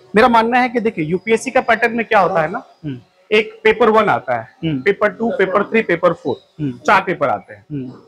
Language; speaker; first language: Hindi; native; Hindi